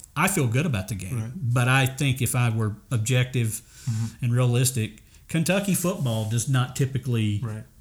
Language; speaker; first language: English; native; English